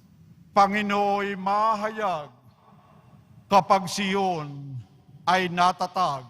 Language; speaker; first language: Filipino; native; Filipino